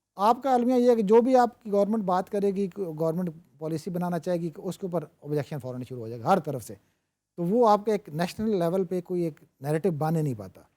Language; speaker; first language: Urdu; non-native, local second language; Punjabi